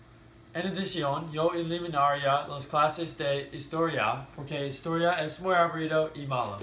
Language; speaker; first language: Spanish; non-native, learner; English